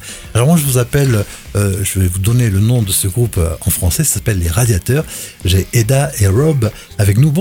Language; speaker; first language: French; native; French